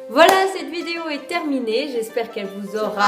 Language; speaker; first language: French; native; French